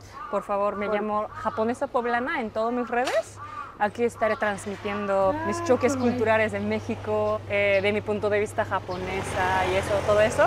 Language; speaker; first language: Spanish; non-native, fluent; Japanese